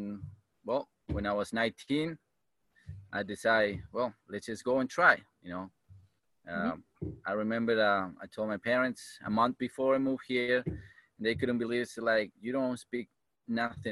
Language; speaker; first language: English; non-native, fluent; Spanish